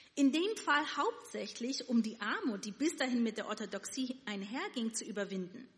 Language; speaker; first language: German; non-native, fluent; Yiddish